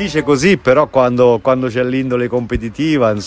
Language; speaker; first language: Italian; native; Italian